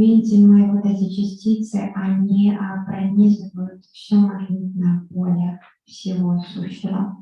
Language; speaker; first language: Russian; native; Russian